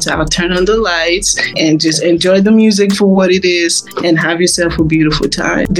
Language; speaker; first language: English; non-native, local second language; Igbo